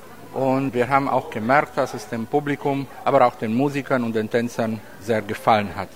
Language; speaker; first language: German; native; German